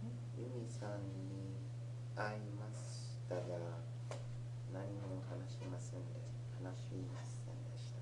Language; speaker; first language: Japanese; non-native, learner; English